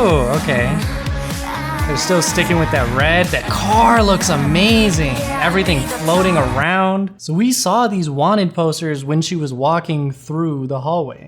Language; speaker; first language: English; native; English